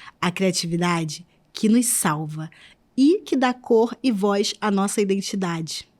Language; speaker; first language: Portuguese; native; Portuguese